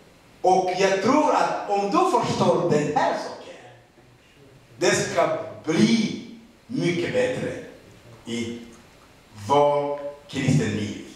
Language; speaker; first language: Swedish; non-native, learner; Rundi